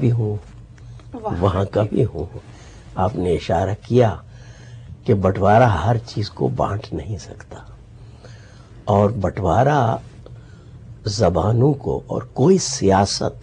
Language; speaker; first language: Urdu; native; Urdu